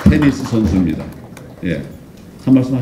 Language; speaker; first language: Korean; native; Korean